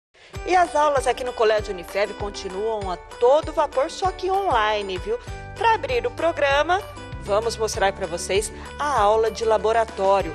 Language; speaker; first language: Portuguese; native; Portuguese